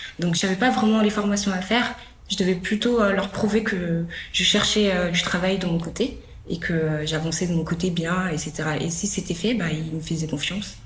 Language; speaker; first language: French; early bilingual, other home language; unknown